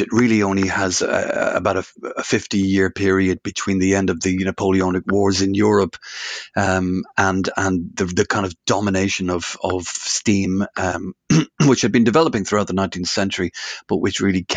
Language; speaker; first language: English; native; English